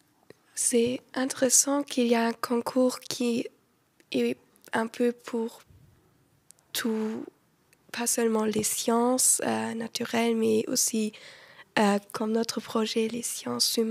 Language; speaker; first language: French; non-native, local second language; Luxembourgish